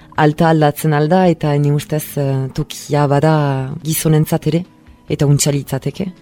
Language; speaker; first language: Basque; native; Basque